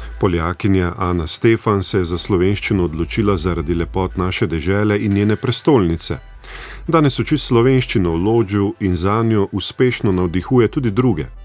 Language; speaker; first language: Slovenian; native; Slovenian